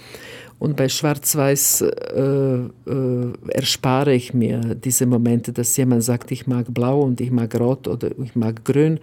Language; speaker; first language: German; non-native, fluent; Croatian